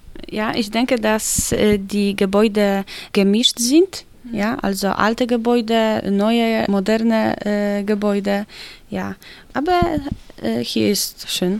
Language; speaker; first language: German; non-native, learner; Polish